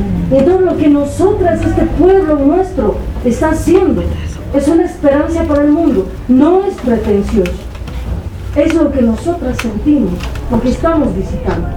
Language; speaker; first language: Spanish; native; Spanish